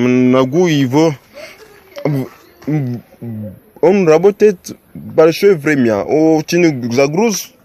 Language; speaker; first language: Russian; non-native, learner; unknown